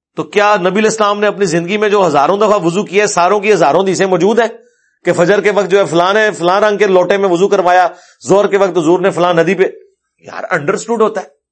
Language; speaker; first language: Urdu; non-native, local second language; Punjabi